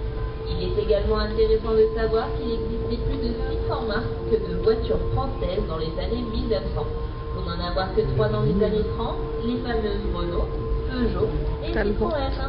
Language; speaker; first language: French; native; French